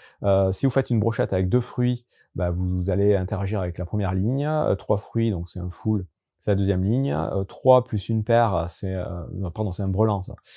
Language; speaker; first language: French; native; French